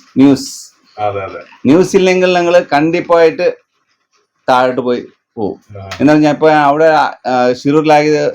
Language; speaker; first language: Malayalam; non-native, learner; Kannada